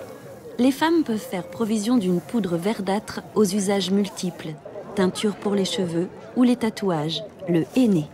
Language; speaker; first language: French; native; French